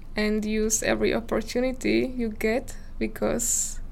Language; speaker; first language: English; non-native, fluent; Slovak